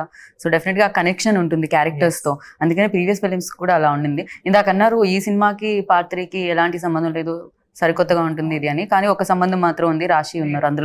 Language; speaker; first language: Telugu; native; Telugu